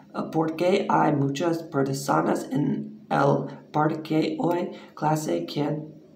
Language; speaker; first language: Spanish; non-native, learner; English